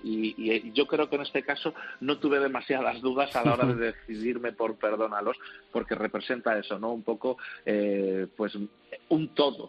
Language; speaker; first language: Spanish; native; Spanish